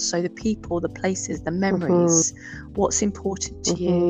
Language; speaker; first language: English; native; English